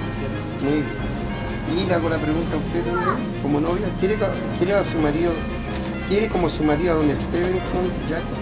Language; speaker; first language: Spanish; native; Spanish